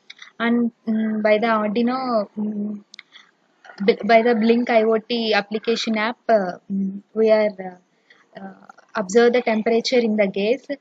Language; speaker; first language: English; non-native, local second language; Telugu